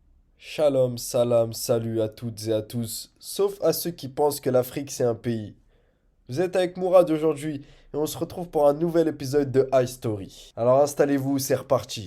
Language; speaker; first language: French; native; French